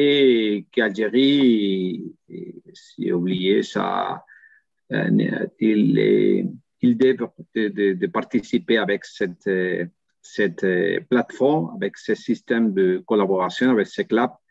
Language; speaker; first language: French; non-native, learner; Spanish